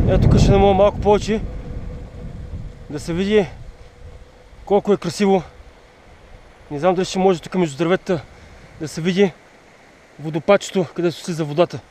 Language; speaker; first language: Bulgarian; native; Bulgarian